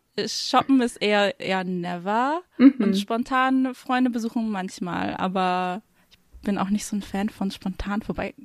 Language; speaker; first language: German; native; German